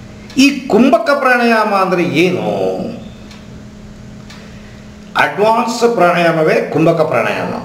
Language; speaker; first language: Kannada; native; Kannada